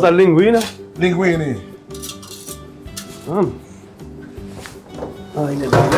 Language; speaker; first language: Turkish; non-native, learner; French